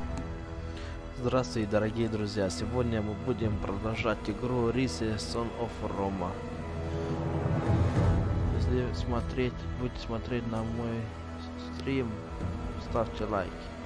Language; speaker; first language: Russian; non-native, local second language; Romanian